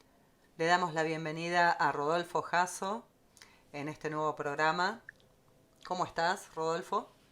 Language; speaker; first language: Spanish; native; Spanish